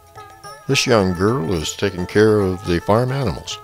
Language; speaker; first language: English; native; English